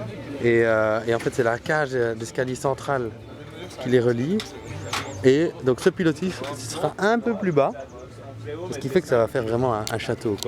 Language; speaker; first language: French; native; French